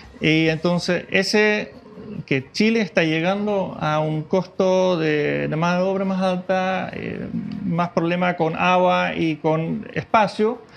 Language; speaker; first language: Spanish; non-native, fluent; Dutch